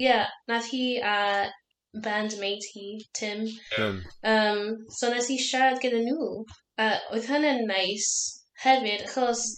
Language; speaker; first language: Welsh; non-native, learner; English